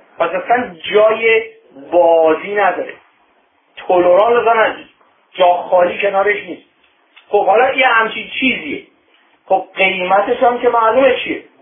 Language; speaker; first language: Persian; non-native, local second language; Azerbaijani